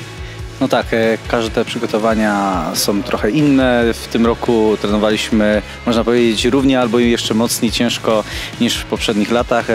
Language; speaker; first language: Polish; native; Polish